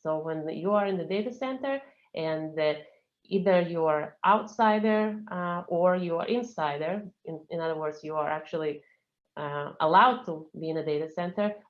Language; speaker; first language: English; non-native, fluent; Russian